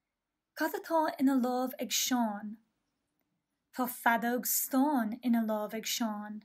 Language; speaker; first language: Irish; non-native, local second language; English